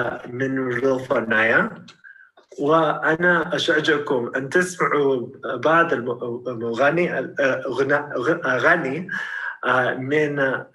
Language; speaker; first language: Arabic; non-native, learner; English